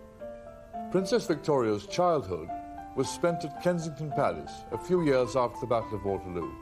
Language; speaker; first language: English; native; English